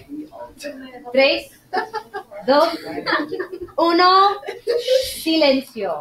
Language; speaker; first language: Spanish; non-native, fluent; English